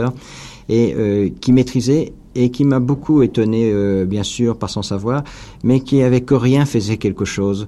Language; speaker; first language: French; native; French